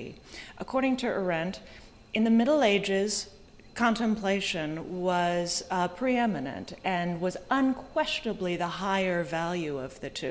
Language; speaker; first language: English; native; English